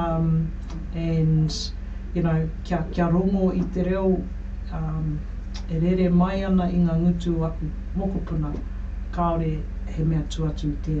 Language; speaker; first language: Māori; non-native, local second language; English